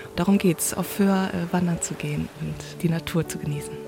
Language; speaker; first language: German; non-native, local second language; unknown